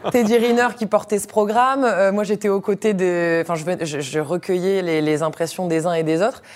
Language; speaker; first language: French; native; French